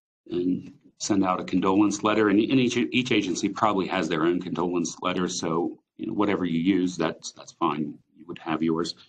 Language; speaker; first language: English; native; English